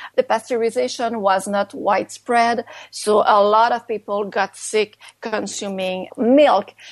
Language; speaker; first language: English; non-native, fluent; French